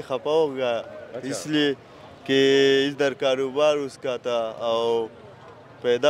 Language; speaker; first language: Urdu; non-native, learner; Pashto